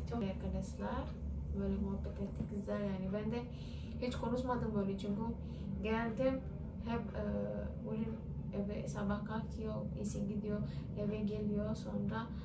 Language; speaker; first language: Turkish; non-native, learner; Indonesian